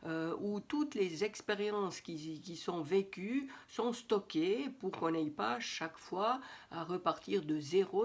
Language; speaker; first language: French; native; French